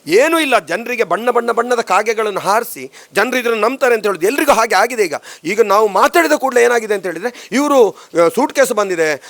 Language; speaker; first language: Kannada; native; Kannada